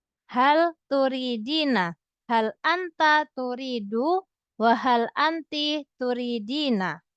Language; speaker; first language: Arabic; non-native, fluent; Indonesian